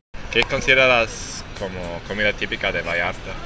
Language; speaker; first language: Spanish; non-native, learner; English